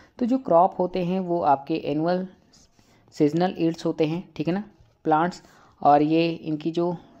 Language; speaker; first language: Hindi; native; Hindi